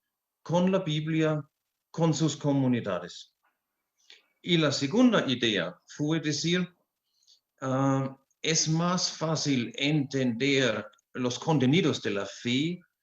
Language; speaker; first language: Spanish; non-native, fluent; German